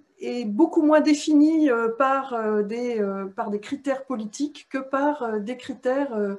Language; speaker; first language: French; native; French